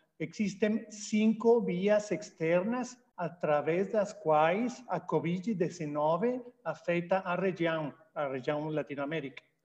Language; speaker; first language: Portuguese; non-native, learner; Spanish